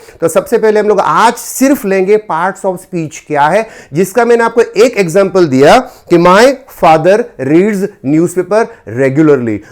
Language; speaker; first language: Hindi; non-native, local second language; Marathi